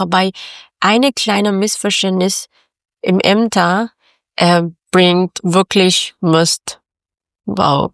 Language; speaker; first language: German; non-native, learner; Persian